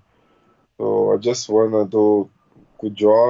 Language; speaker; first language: English; non-native, learner; Portuguese